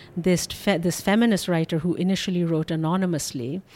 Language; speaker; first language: English; non-native, local second language; Bangla